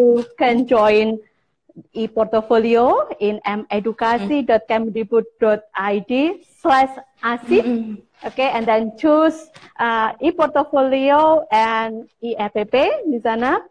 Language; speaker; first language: English; non-native, fluent; Indonesian